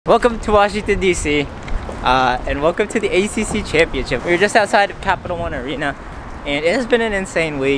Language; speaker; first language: English; native; English